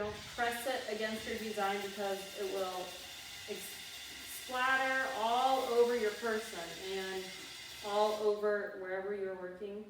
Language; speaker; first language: English; native; English